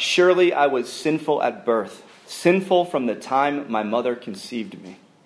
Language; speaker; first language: English; native; English